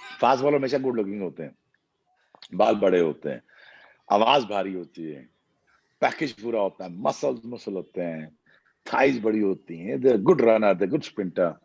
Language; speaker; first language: Urdu; non-native, local second language; Punjabi